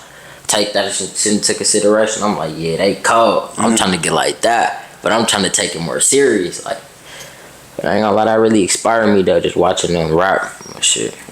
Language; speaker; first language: English; native; English